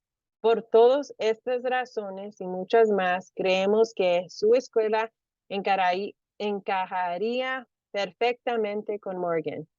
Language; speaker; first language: Spanish; early bilingual, heritage; Spanish